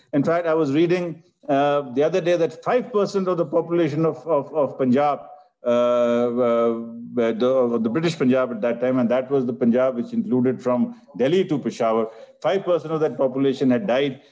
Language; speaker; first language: English; non-native, local second language; Punjabi